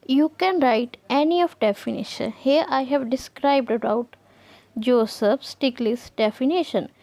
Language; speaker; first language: English; non-native, local second language; Punjabi